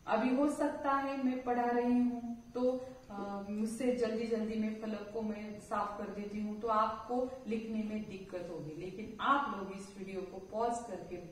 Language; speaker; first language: Hindi; non-native, local second language; Marathi